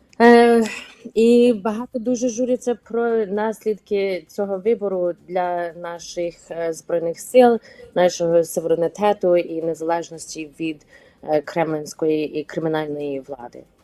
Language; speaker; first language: Ukrainian; early bilingual, heritage; Ukrainian